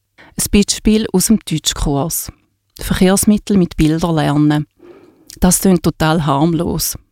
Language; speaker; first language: German; native; German